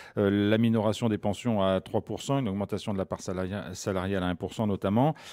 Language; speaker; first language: French; native; French